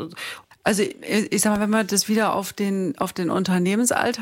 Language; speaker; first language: German; native; German